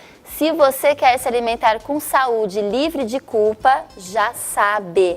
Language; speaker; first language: Portuguese; native; Portuguese